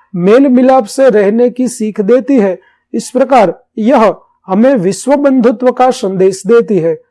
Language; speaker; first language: Hindi; non-native, local second language; Gujarati